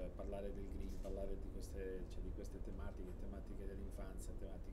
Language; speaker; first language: Italian; native; Italian